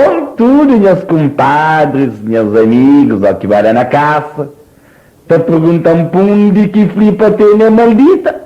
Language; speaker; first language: Portuguese; non-native, local second language; Kabuverdianu